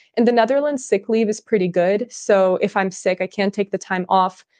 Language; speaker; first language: English; early bilingual, other home language; Russian